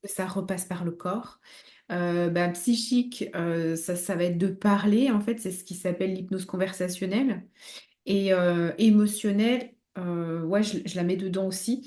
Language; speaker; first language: French; native; French